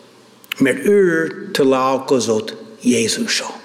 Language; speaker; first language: Hungarian; non-native, fluent; English